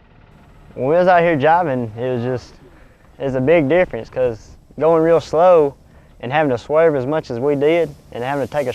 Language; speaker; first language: English; native; English